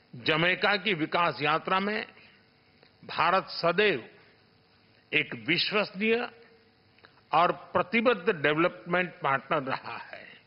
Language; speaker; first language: Hindi; non-native, local second language; Gujarati